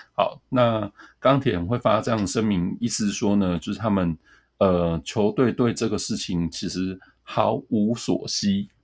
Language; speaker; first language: Chinese; native; Chinese